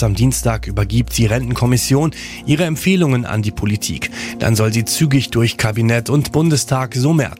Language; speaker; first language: German; native; German